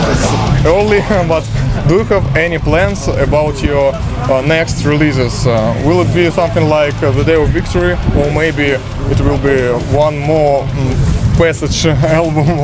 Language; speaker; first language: English; non-native, fluent; Russian